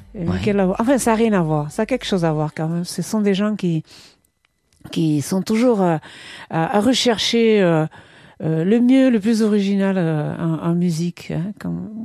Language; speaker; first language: French; non-native, local second language; Basque